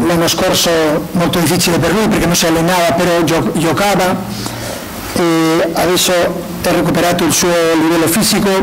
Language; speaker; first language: Italian; non-native, learner; Spanish